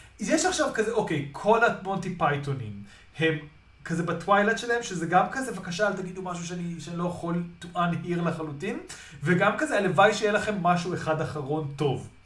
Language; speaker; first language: Hebrew; native; Hebrew